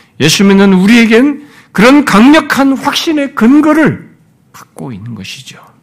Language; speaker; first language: Korean; native; Korean